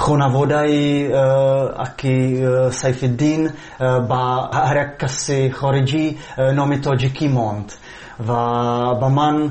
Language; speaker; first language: Persian; non-native, fluent; Czech